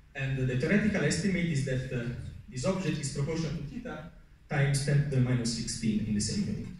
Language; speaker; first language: English; non-native, fluent; Italian